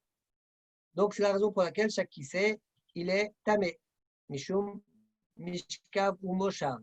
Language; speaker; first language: French; native; French